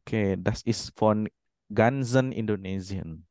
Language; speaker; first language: German; non-native, fluent; Indonesian